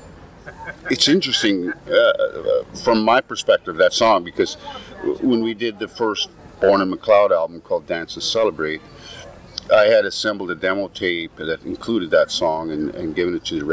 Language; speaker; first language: English; native; English